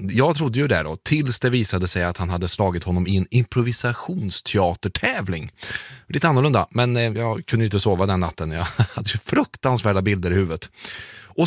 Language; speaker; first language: Swedish; native; Swedish